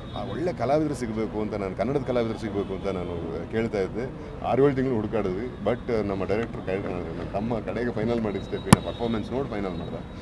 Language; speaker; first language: Kannada; native; Kannada